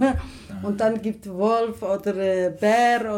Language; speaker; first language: German; non-native, learner; Somali